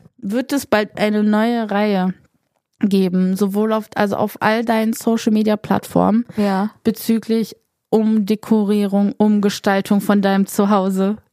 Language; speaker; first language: German; early bilingual, other home language; Polish